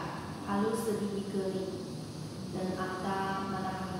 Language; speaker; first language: Indonesian; non-native, learner; Chinese